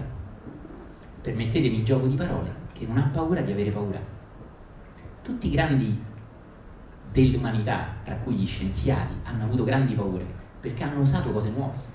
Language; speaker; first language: Italian; native; Italian